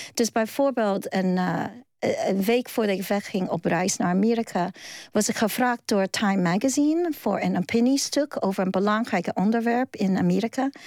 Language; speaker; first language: Dutch; non-native, fluent; Cantonese